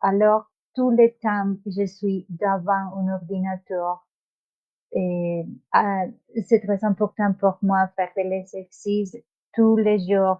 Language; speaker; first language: French; non-native, learner; Spanish